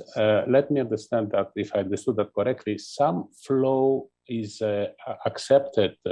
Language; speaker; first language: English; non-native, fluent; Greek